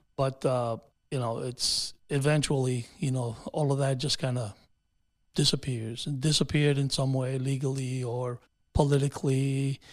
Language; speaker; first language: English; early bilingual, other home language; Spanish